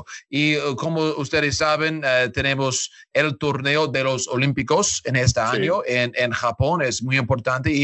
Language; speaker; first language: Spanish; non-native, learner; English